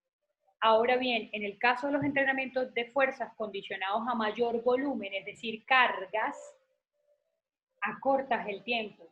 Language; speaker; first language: Spanish; native; Spanish